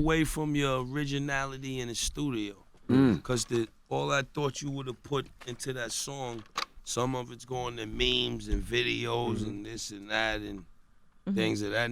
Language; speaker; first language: English; native; English